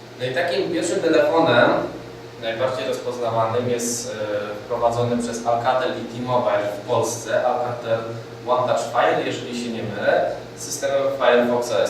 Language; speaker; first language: Polish; native; Polish